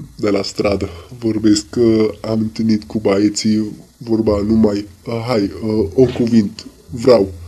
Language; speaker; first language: Romanian; non-native, learner; Arabic